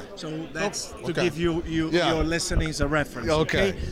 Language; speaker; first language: English; non-native, fluent; Portuguese